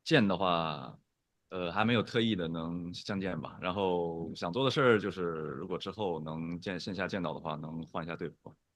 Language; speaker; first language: Chinese; native; Chinese